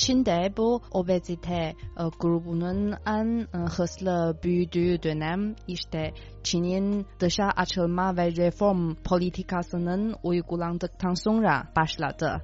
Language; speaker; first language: Turkish; non-native, fluent; Chinese